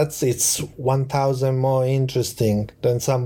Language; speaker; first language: English; non-native, learner; Italian